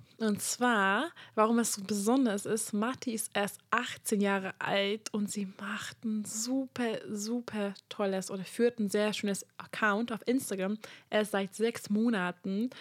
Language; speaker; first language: German; non-native, fluent; Hungarian